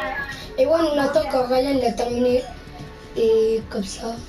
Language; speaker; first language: French; native; French